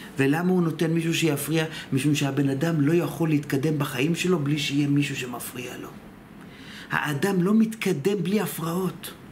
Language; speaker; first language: Hebrew; native; Hebrew